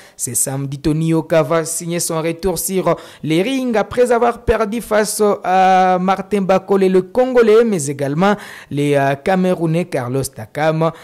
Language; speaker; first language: French; non-native, local second language; Swahili